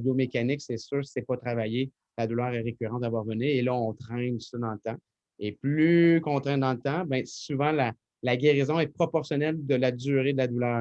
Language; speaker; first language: French; native; French